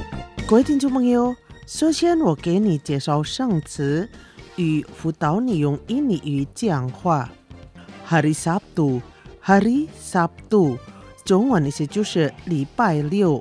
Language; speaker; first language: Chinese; early bilingual, heritage; Chinese